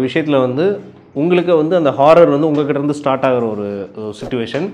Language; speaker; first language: Tamil; native; Tamil